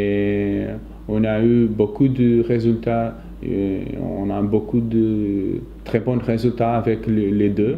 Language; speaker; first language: French; non-native, fluent; Portuguese